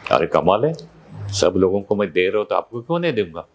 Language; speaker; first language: Hindi; non-native, local second language; Marathi